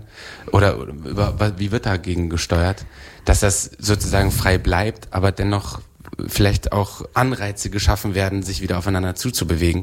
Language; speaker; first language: German; native; German